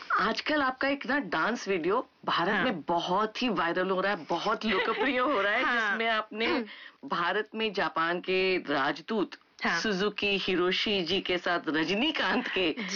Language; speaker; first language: Hindi; native; Hindi